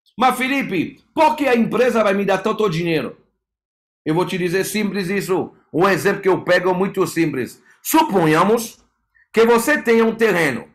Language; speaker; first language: Portuguese; non-native, fluent; French